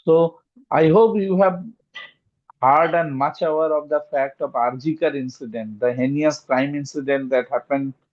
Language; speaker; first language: English; non-native, local second language; Bangla